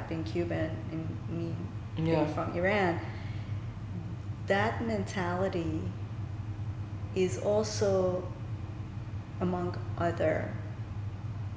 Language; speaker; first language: English; non-native, fluent; Persian